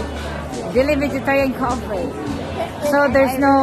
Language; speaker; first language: English; non-native, local second language; Filipino